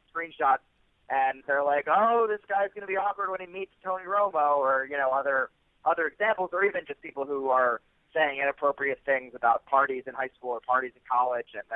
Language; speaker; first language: English; native; English